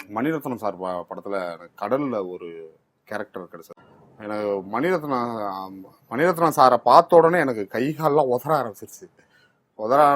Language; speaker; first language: Tamil; native; Tamil